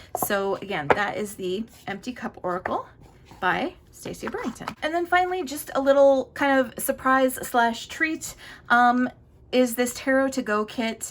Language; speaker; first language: English; native; English